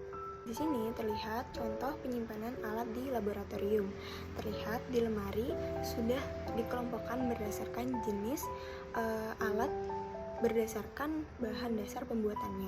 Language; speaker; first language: Malay; native; Malay